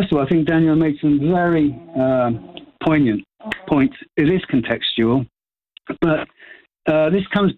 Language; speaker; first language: English; native; English